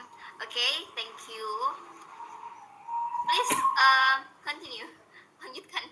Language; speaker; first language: English; non-native, learner; Indonesian